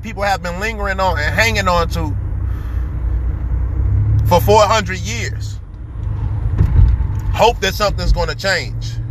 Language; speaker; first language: English; native; English